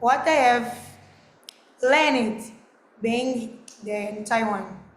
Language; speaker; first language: English; non-native, learner; Portuguese